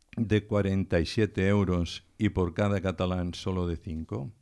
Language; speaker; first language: Spanish; non-native, local second language; Catalan